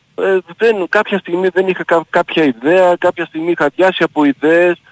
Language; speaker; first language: Greek; native; Greek